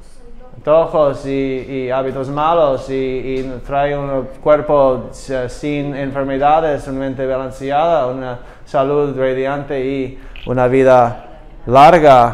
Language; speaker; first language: Spanish; non-native, learner; English